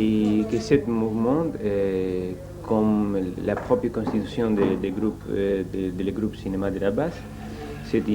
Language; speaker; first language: French; non-native, learner; Spanish